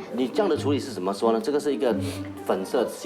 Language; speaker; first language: Chinese; native; Chinese